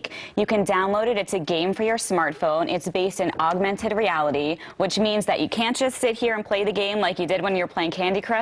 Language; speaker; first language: English; native; English